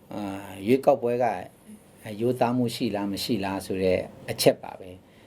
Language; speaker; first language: Burmese; non-native, local second language; Shan